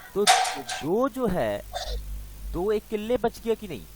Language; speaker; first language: Hindi; non-native, local second language; Bangla